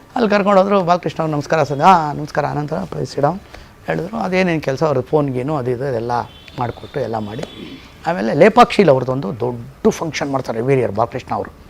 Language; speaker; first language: Kannada; native; Kannada